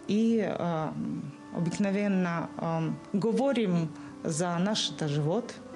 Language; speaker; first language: Bulgarian; non-native, learner; Russian